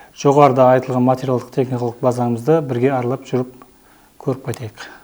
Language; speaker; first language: Kazakh; native; Kazakh